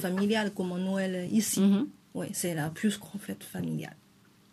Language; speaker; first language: French; non-native, fluent; Chinese